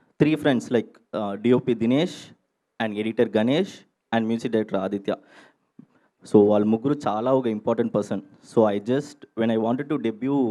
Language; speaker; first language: Telugu; early bilingual, heritage; Telugu